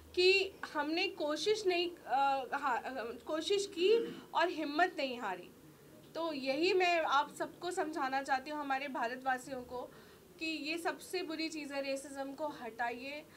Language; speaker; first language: Hindi; native; Hindi